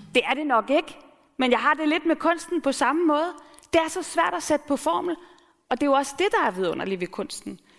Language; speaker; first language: Danish; native; Danish